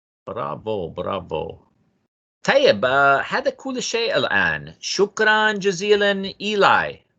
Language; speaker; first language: Arabic; non-native, fluent; English